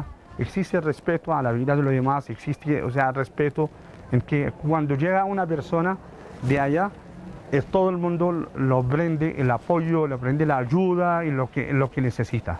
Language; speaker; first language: Spanish; non-native, fluent; Arabic